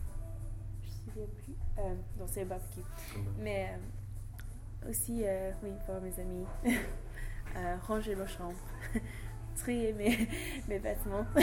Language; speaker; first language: French; non-native, learner; English